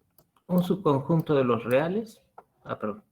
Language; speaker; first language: Spanish; native; Spanish